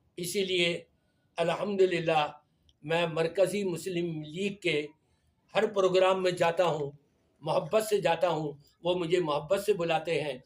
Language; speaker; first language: Urdu; native; Urdu